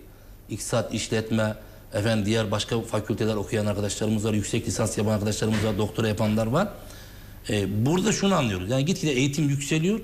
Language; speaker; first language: Turkish; native; Turkish